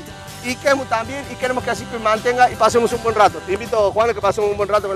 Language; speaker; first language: Spanish; native; Spanish